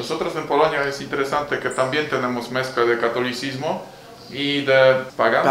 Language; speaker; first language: Spanish; non-native, fluent; Polish